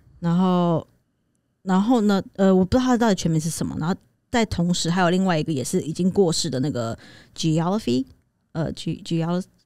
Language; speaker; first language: Chinese; native; Chinese